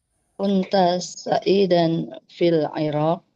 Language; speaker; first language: Arabic; non-native, learner; Indonesian